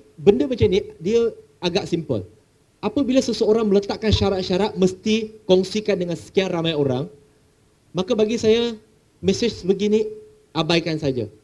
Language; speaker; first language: Malay; non-native, local second language; Chinese